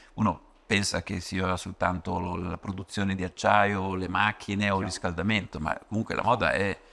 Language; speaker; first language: Italian; native; Italian